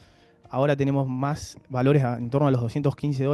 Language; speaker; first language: Spanish; native; Spanish